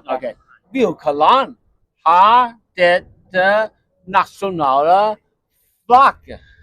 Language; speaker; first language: Norwegian; non-native, learner; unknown